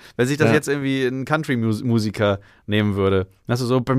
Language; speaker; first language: German; native; German